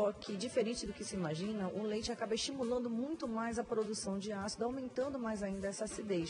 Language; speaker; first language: Portuguese; native; Portuguese